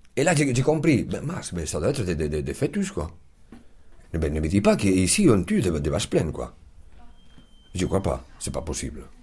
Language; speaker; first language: French; non-native, fluent; Spanish